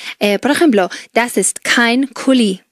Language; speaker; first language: German; non-native, fluent; Spanish